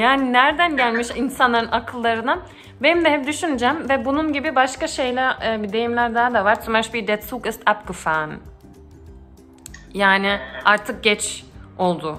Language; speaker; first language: Turkish; early bilingual, heritage; Turkish